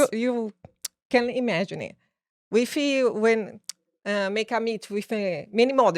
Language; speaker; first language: English; non-native, learner; Portuguese